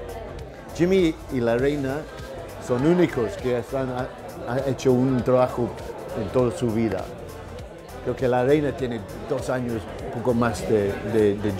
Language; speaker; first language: Spanish; non-native, learner; English